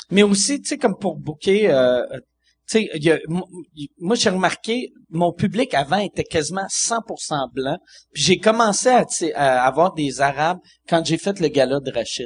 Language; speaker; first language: French; native; French